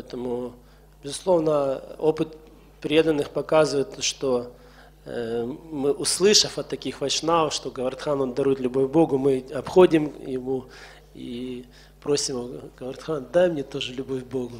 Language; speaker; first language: Russian; native; Russian